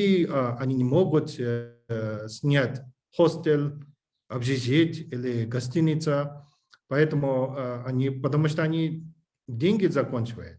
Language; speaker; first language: Russian; non-native, learner; English